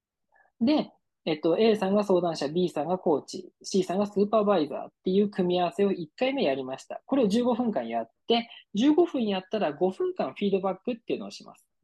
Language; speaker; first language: Japanese; native; Japanese